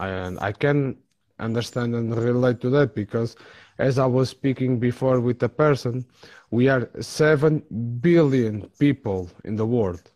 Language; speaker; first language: English; non-native, fluent; Portuguese